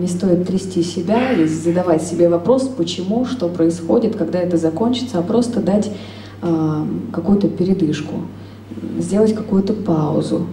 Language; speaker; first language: Russian; native; Russian